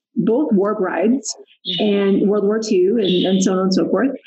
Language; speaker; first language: English; native; English